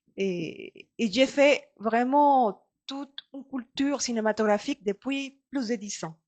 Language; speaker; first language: French; non-native, fluent; Spanish